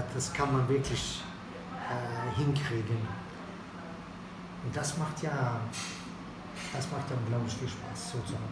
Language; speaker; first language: German; non-native, fluent; Swedish